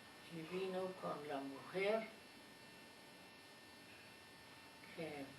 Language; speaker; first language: Spanish; non-native, fluent; German